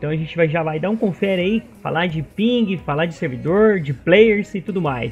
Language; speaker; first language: Portuguese; native; Portuguese